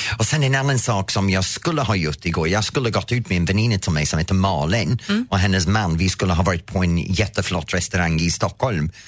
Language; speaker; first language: Swedish; non-native, fluent; English